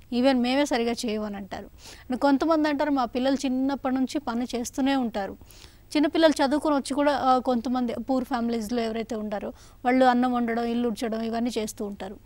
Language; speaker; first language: Telugu; native; Telugu